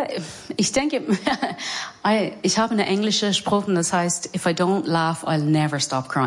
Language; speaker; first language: German; non-native, learner; English